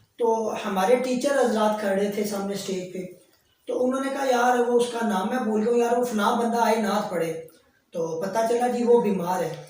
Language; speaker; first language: Urdu; native; Urdu